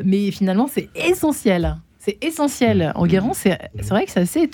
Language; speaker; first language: French; native; French